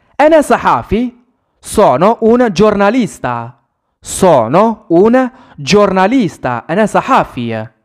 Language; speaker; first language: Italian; non-native, fluent; Arabic